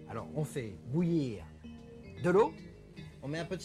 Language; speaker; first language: French; native; French